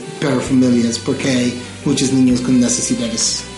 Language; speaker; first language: Spanish; non-native, learner; English